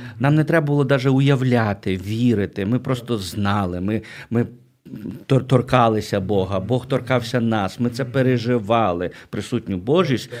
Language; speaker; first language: Ukrainian; native; Ukrainian